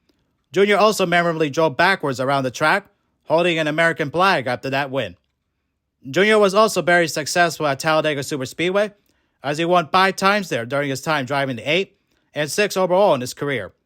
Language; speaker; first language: English; native; English